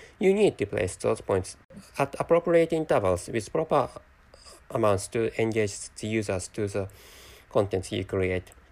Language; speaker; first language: English; non-native, fluent; Japanese